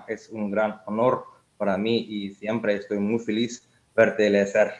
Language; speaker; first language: Spanish; non-native, learner; Russian